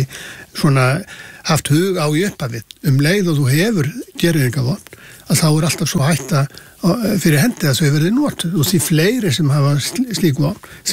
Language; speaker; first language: Icelandic; native; Icelandic